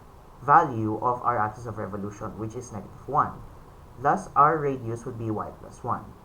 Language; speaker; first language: English; non-native, local second language; Filipino